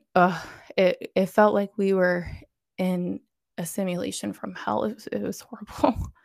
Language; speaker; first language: English; native; English